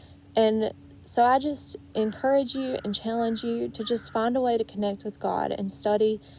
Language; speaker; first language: English; native; English